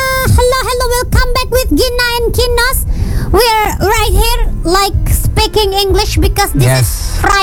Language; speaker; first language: English; non-native, learner; Indonesian